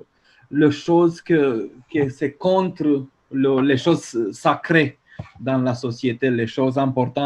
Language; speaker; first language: French; non-native, fluent; Romanian